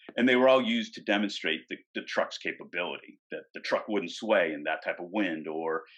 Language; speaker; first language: English; native; English